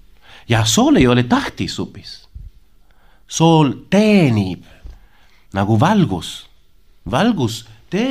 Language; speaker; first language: Estonian; non-native, learner; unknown